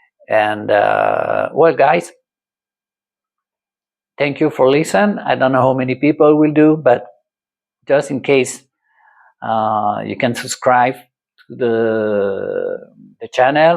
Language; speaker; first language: English; non-native, learner; French